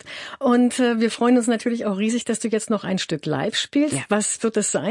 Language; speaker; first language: German; native; German